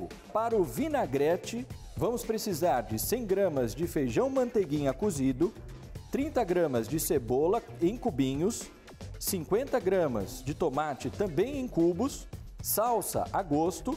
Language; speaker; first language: Portuguese; native; Portuguese